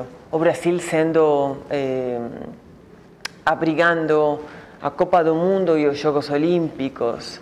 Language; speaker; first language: Spanish; non-native, learner; Portuguese